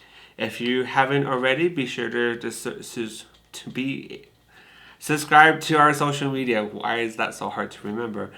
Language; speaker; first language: English; native; English